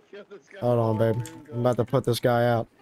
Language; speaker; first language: English; native; English